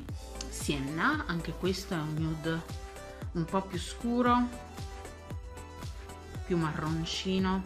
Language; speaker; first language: Italian; native; Italian